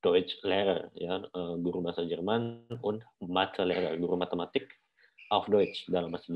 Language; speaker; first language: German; non-native, fluent; Indonesian